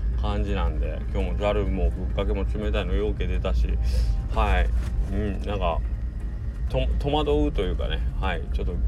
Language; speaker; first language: Japanese; native; Japanese